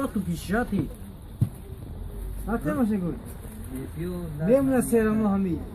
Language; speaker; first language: Russian; non-native, learner; Tajik